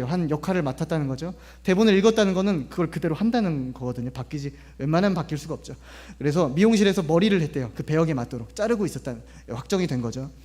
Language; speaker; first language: Korean; native; Korean